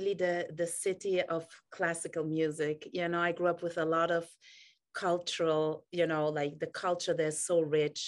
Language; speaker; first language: English; non-native, fluent; German